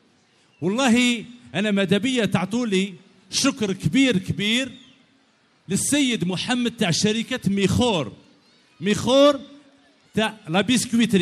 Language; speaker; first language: Arabic; native; Arabic